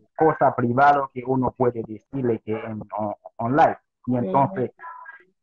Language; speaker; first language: Spanish; non-native, learner; Haitian Creole